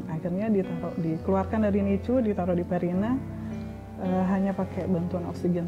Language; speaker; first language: Indonesian; native; Indonesian